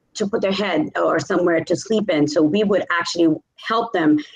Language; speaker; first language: English; native; English